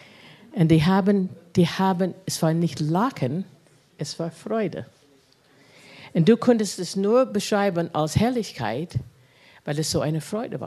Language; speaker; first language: German; non-native, fluent; English